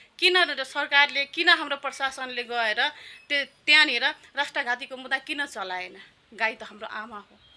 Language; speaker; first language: Nepali; non-native, local second language; Maithili